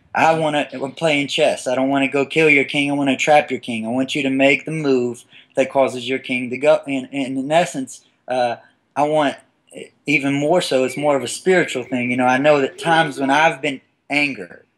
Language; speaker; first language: English; native; English